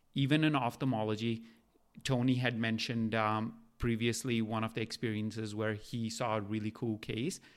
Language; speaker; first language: English; non-native, local second language; Punjabi